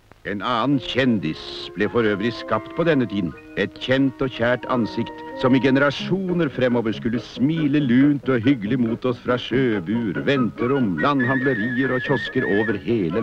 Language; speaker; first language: Norwegian; native; Norwegian